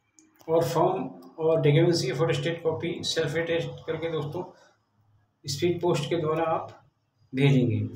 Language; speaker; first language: Hindi; native; Hindi